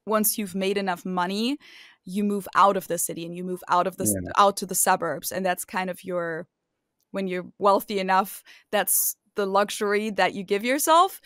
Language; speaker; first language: English; non-native, fluent; German